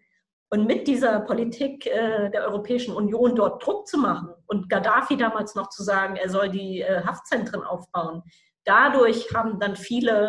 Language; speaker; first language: German; native; German